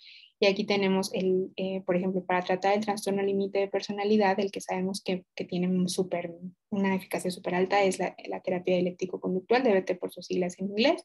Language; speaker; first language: Spanish; native; Spanish